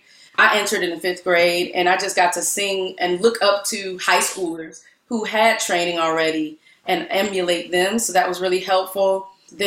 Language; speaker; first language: English; native; English